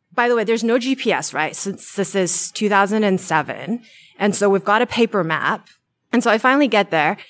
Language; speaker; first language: English; native; English